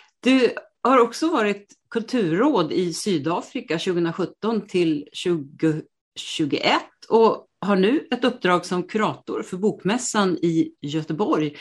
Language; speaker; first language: Swedish; native; Swedish